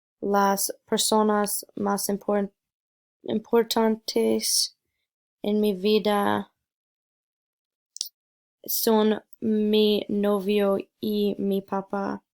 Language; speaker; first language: Spanish; non-native, learner; English